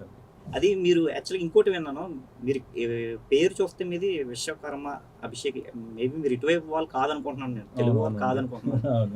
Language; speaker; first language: Telugu; native; Telugu